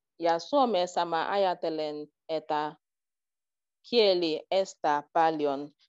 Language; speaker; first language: Finnish; non-native, learner; Igbo